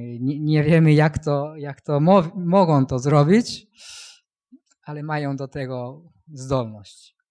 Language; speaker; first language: Polish; non-native, learner; Japanese